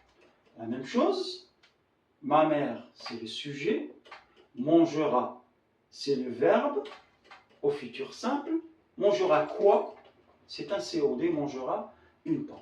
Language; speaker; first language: French; non-native, local second language; Arabic